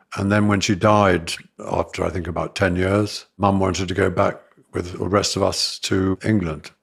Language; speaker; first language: English; native; English